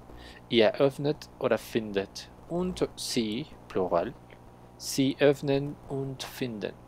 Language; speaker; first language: German; non-native, learner; Spanish